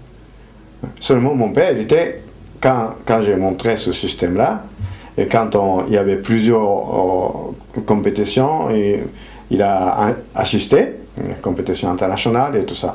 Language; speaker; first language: French; non-native, fluent; Japanese